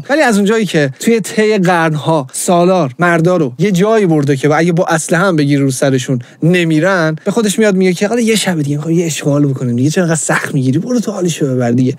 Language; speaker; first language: Persian; native; Persian